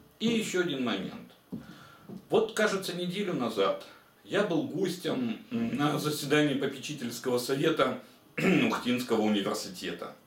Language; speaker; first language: Russian; native; Russian